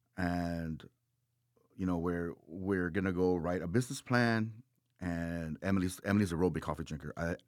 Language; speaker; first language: English; native; English